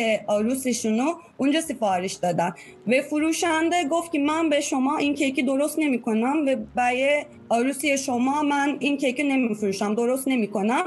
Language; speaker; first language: Persian; non-native, fluent; Turkish